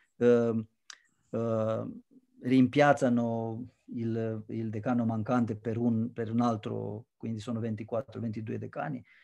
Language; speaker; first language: Italian; non-native, fluent; Romanian